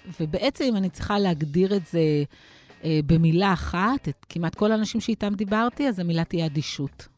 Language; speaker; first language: Hebrew; native; Hebrew